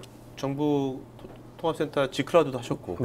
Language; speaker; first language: Korean; native; Korean